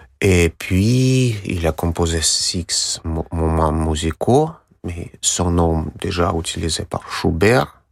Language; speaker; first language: French; non-native, learner; Russian